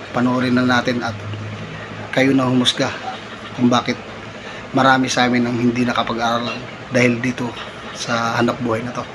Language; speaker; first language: Filipino; non-native, local second language; Waray